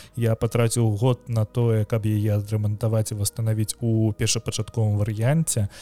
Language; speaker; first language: Belarusian; non-native, local second language; Russian